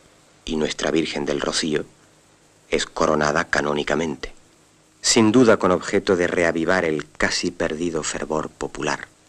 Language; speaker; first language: Spanish; native; Spanish